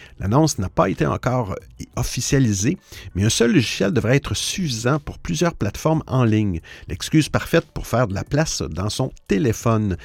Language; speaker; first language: French; native; French